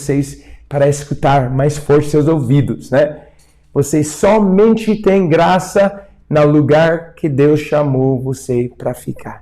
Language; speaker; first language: Portuguese; non-native, fluent; English